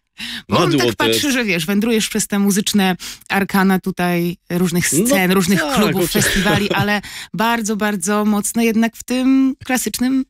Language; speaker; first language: Polish; native; Polish